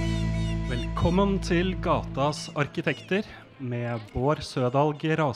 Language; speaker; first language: Norwegian; native; Norwegian